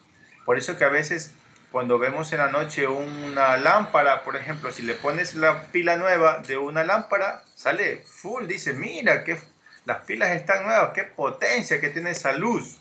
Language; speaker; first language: Spanish; native; Spanish